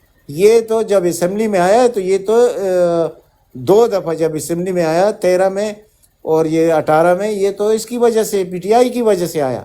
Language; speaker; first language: Urdu; native; Urdu